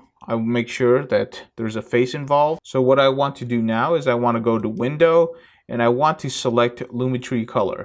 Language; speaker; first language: English; native; English